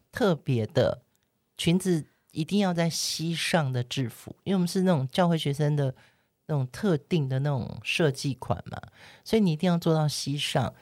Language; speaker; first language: Chinese; native; Chinese